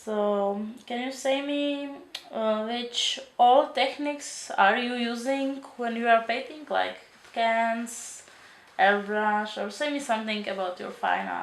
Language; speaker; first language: English; non-native, learner; Czech